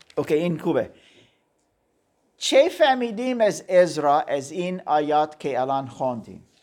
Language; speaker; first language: Persian; non-native, learner; German